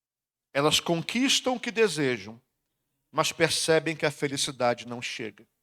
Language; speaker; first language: Portuguese; native; Portuguese